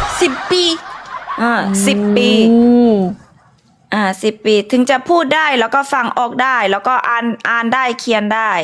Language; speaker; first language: Thai; non-native, fluent; Korean